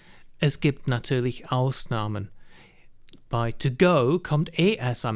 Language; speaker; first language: German; non-native, fluent; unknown